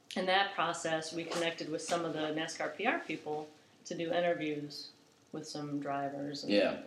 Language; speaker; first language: English; native; English